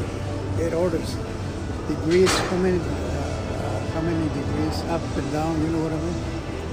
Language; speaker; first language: English; non-native, fluent; Spanish